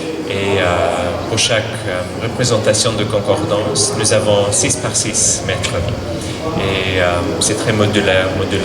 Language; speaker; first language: French; non-native, fluent; English